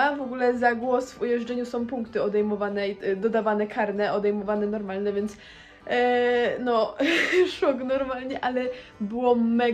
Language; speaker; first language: Polish; native; Polish